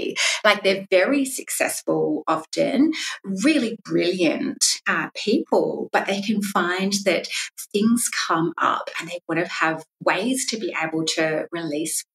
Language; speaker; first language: English; native; English